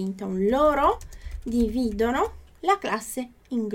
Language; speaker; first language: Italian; non-native, fluent; Portuguese